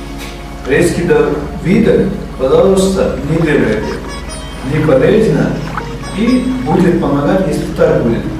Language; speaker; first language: Russian; non-native, learner; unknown